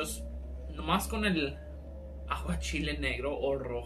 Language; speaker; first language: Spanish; early bilingual, heritage; Spanish